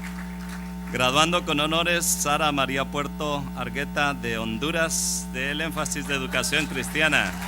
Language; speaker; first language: Spanish; native; Spanish